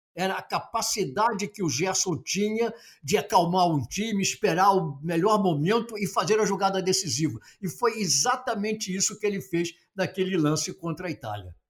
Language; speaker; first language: Portuguese; native; Portuguese